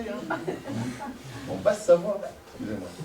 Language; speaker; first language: French; native; French